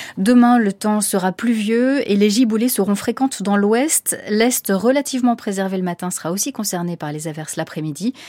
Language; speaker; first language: French; native; French